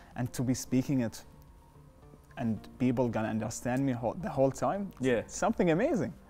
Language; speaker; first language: English; non-native, fluent; Arabic